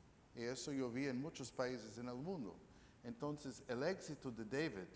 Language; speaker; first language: Spanish; non-native, fluent; English